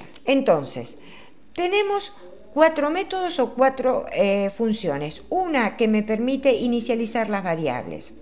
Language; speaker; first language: Spanish; native; Spanish